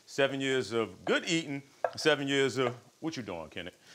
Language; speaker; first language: English; native; English